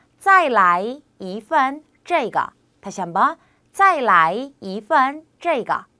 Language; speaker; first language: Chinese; non-native, fluent; Korean